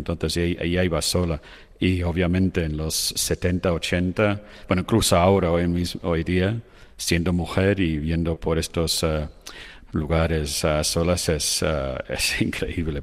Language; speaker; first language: Spanish; non-native, fluent; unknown